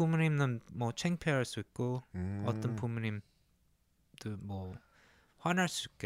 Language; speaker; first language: Korean; early bilingual, heritage; English